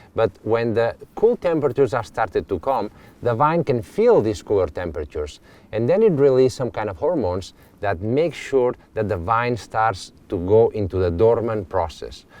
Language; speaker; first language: English; non-native, fluent; Catalan